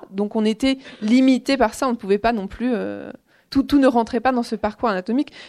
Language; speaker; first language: French; native; French